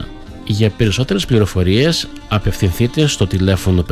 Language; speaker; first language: Greek; native; Greek